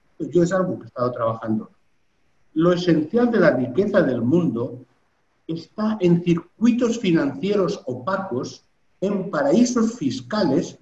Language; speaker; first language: Spanish; native; Spanish